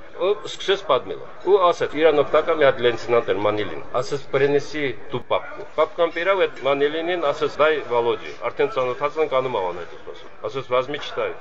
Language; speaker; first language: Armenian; native; Armenian